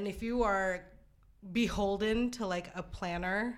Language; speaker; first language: English; non-native, local second language; Filipino